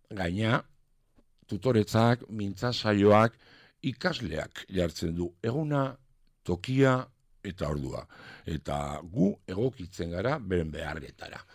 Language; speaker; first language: Basque; non-native, local second language; French